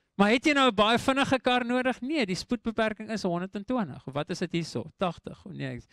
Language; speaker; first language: Afrikaans; non-native, local second language; English